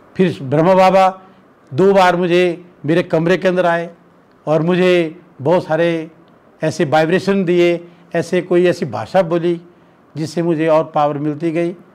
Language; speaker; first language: Hindi; native; Hindi